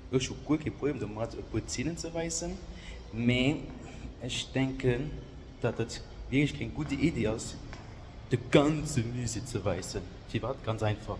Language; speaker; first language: German; non-native, local second language; Luxembourgish